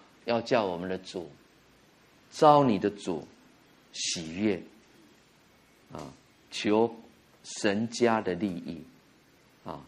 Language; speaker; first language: Chinese; native; Chinese